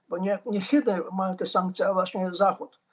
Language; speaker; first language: Polish; non-native, fluent; Ukrainian